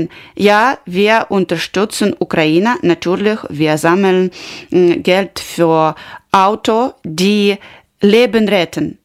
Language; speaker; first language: German; non-native, learner; Ukrainian